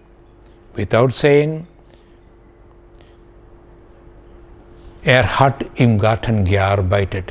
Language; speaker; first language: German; non-native, fluent; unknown